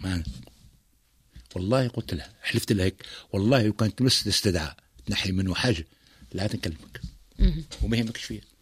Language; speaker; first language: Arabic; native; Arabic